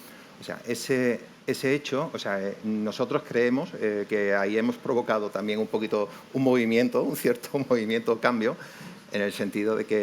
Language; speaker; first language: Spanish; native; Spanish